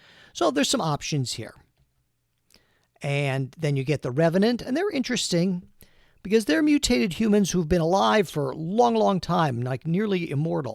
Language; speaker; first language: English; native; English